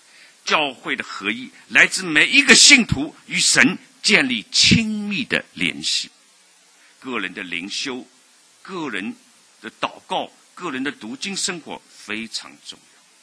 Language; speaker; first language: Chinese; native; Chinese